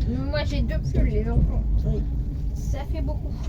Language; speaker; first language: French; native; French